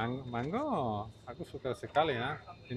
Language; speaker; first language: Indonesian; non-native, learner; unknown